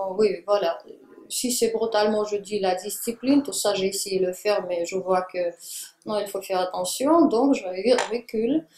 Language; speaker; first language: French; non-native, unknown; Russian